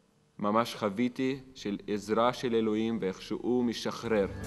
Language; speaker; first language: Hebrew; non-native, fluent; Russian